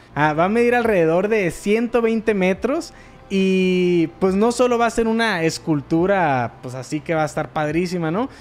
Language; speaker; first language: Spanish; native; Spanish